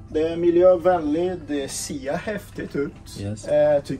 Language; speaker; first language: Swedish; non-native, fluent; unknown